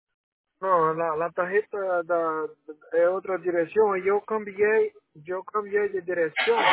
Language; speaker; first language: Spanish; non-native, learner; Portuguese